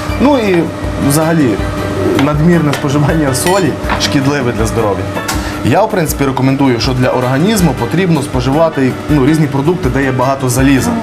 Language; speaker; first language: Ukrainian; native; Ukrainian